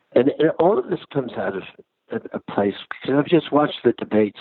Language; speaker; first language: English; early bilingual, other home language; Ukrainian